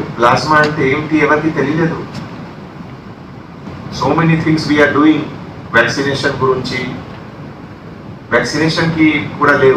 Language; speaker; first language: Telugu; non-native, fluent; Hindi